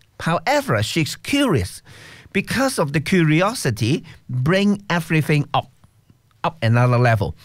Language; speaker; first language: English; non-native, local second language; Cantonese